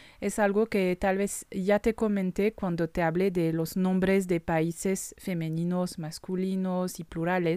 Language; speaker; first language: Spanish; non-native, fluent; French